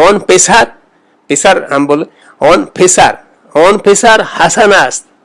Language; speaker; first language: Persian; non-native, fluent; Urdu